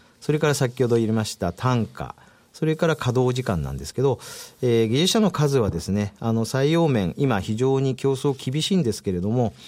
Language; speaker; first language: Japanese; native; Japanese